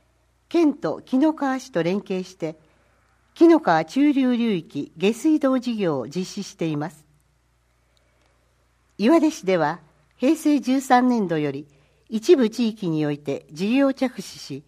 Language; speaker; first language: Japanese; native; Japanese